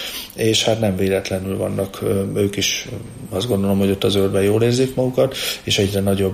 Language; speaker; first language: Hungarian; native; Hungarian